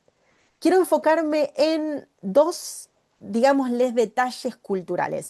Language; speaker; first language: Spanish; native; Spanish